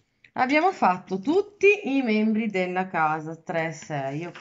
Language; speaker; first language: Italian; native; Italian